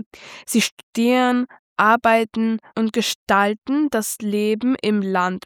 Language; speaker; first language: German; early bilingual, other home language; Persian